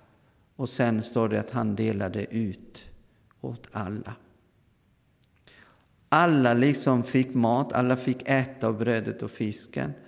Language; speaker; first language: Swedish; non-native, fluent; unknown